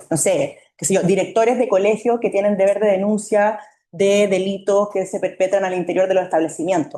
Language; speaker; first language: Spanish; native; Spanish